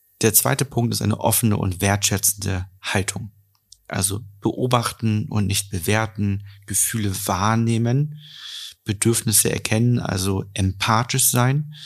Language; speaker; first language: German; native; German